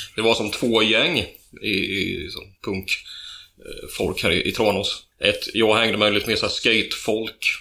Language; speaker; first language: Swedish; native; Swedish